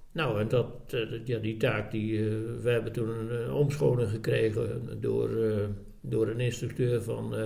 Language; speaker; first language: Dutch; native; Dutch